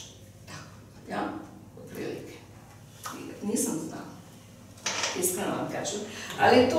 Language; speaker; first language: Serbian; early bilingual, heritage; Serbian